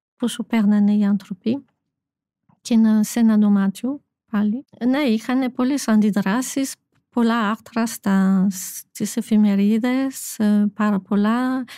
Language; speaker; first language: Greek; non-native, fluent; French